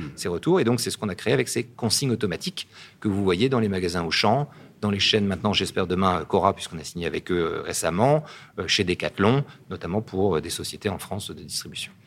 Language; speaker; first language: French; native; French